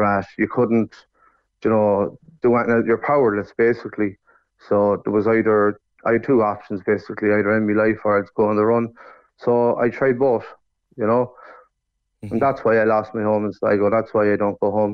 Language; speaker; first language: English; native; English